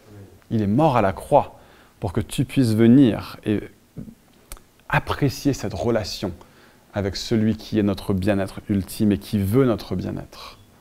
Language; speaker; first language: French; native; French